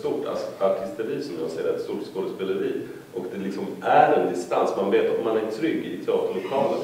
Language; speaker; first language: Swedish; native; Swedish